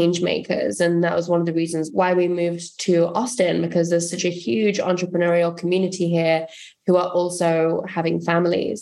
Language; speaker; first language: English; native; English